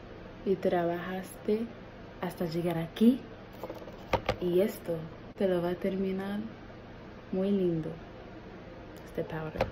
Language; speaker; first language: Spanish; early bilingual, heritage; Spanish